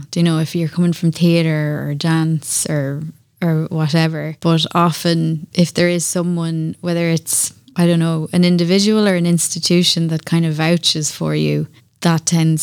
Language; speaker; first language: English; native; English